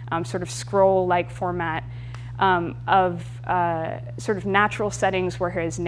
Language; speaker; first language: English; native; English